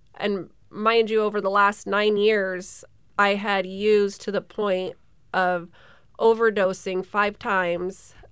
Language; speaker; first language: English; native; English